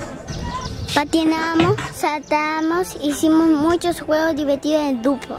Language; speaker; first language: Spanish; native; Spanish